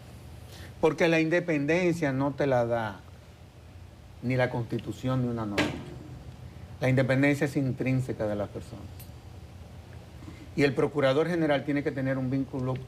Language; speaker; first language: Spanish; native; Spanish